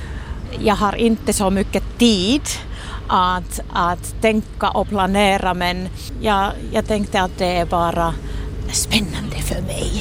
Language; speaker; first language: Swedish; non-native, local second language; Finnish